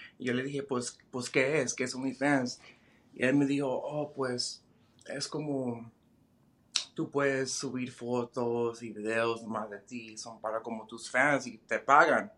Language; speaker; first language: Spanish; early bilingual, heritage; Spanish